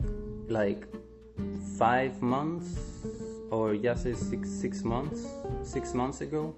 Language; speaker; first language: English; non-native, fluent; Spanish